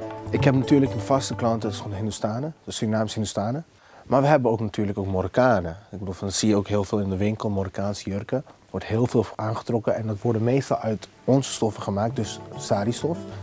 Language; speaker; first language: Dutch; non-native, fluent; English